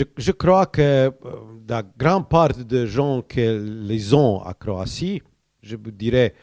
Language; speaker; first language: French; non-native, learner; Croatian